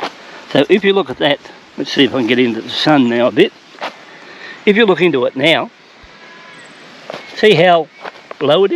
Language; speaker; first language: English; native; English